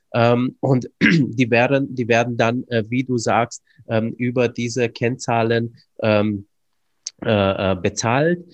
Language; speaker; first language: German; early bilingual, other home language; Romanian